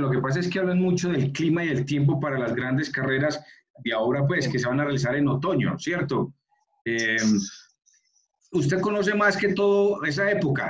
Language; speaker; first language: Spanish; native; Spanish